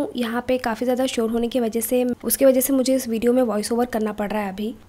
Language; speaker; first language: Hindi; non-native, local second language; Marathi